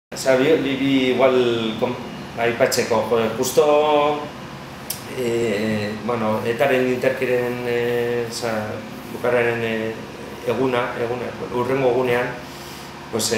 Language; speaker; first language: Basque; non-native, local second language; Spanish